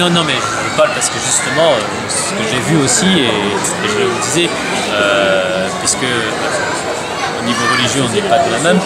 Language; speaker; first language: French; native; French